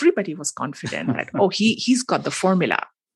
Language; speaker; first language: English; non-native, local second language; Hindi